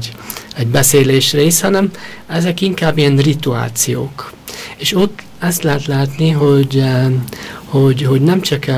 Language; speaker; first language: Hungarian; early bilingual, heritage; Hungarian